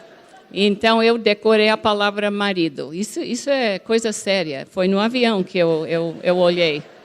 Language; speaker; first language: Portuguese; non-native, fluent; English